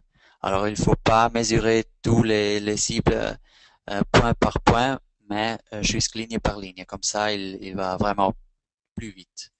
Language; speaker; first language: French; non-native, fluent; Spanish